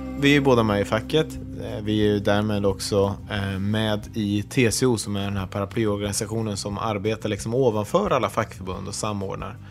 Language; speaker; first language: Swedish; native; Swedish